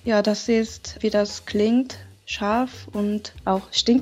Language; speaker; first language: German; non-native, fluent; Korean